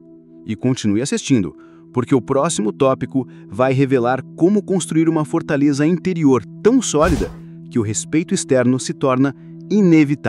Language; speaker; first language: Portuguese; native; Portuguese